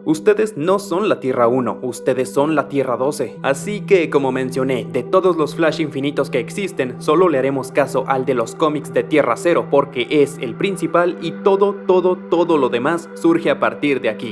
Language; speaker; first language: Spanish; native; Spanish